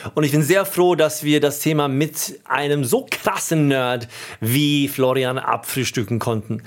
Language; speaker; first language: German; native; German